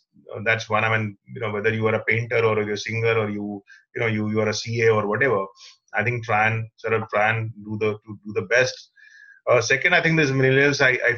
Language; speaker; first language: English; non-native, local second language; Hindi